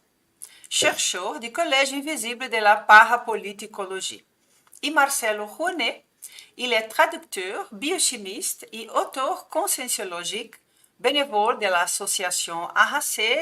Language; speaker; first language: French; non-native, fluent; Portuguese